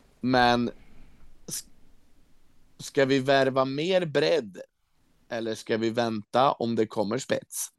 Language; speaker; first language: Swedish; native; Swedish